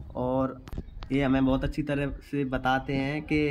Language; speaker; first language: Hindi; native; Hindi